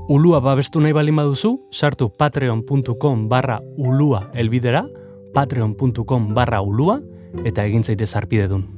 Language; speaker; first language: Basque; native; Basque